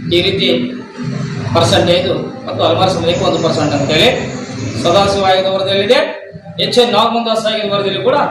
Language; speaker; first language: Kannada; native; Kannada